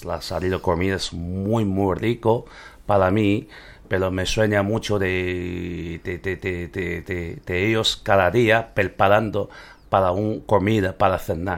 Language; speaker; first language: Spanish; non-native, learner; Chinese